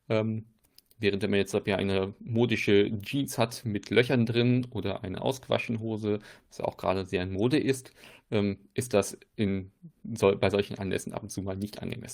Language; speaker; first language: German; native; German